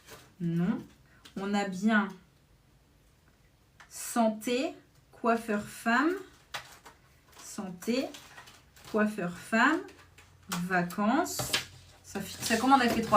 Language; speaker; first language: French; native; French